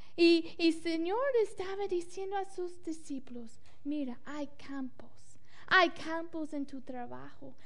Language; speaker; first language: Spanish; non-native, fluent; English